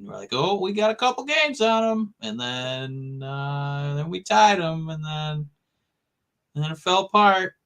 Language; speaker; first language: English; native; English